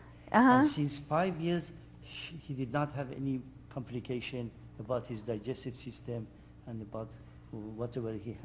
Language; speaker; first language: English; non-native, fluent; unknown